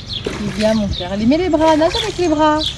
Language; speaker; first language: French; native; French